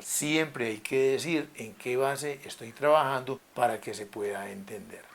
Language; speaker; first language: Spanish; native; Spanish